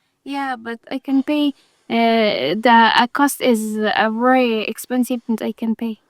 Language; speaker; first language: English; non-native, learner; Hazaragi